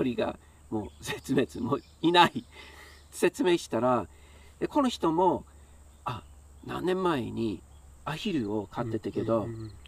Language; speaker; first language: Japanese; non-native, fluent; English